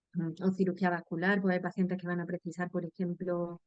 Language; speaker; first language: Spanish; native; Spanish